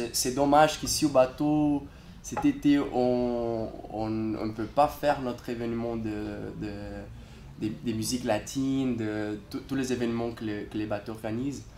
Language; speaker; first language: French; non-native, fluent; Portuguese